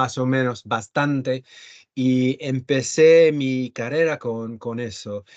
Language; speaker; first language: Spanish; early bilingual, heritage; Spanish